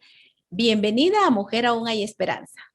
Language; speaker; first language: Spanish; native; Spanish